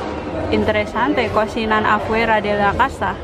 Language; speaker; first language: Spanish; non-native, learner; Indonesian